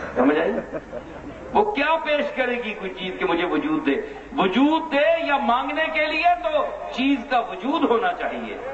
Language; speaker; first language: Urdu; non-native, local second language; Punjabi